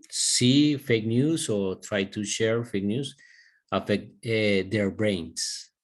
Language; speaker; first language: English; non-native, learner; Spanish